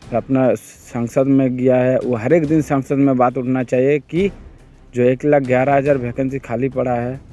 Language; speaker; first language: Hindi; non-native, local second language; Bangla